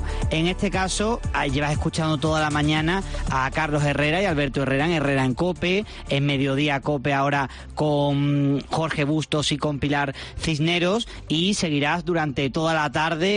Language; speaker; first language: Spanish; native; Spanish